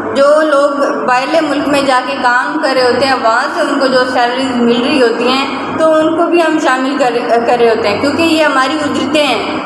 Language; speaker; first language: Urdu; non-native, local second language; Punjabi